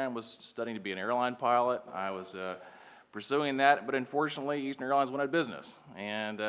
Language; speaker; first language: English; native; English